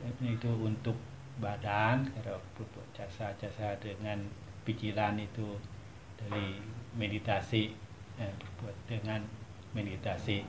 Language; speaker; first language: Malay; non-native, learner; Thai